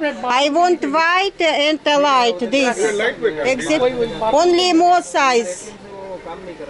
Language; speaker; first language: English; non-native, learner; Russian